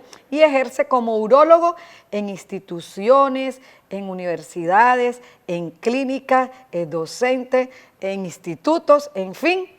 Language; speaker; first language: Spanish; native; Spanish